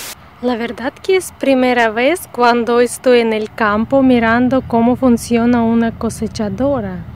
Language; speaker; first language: Spanish; non-native, learner; Russian